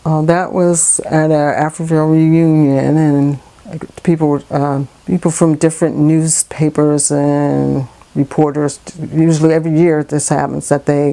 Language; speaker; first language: English; native; English